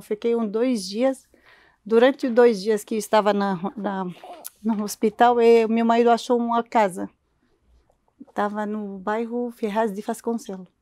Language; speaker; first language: Portuguese; non-native, learner; Arabic